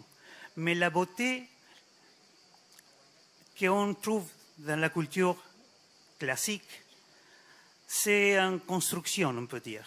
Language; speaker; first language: French; non-native, fluent; Spanish